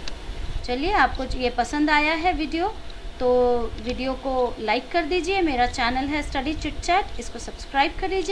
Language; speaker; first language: Hindi; native; Hindi